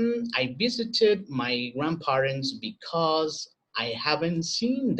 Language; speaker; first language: English; non-native, fluent; Spanish